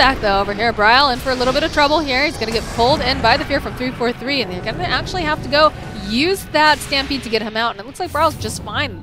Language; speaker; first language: English; native; English